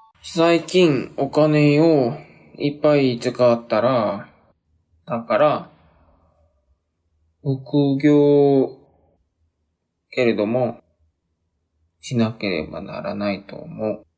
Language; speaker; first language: Japanese; non-native, learner; Korean